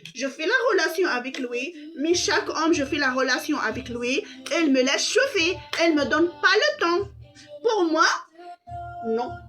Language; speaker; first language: French; non-native, local second language; Arabic